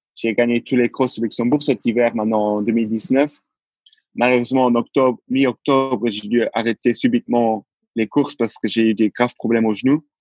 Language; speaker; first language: French; non-native, local second language; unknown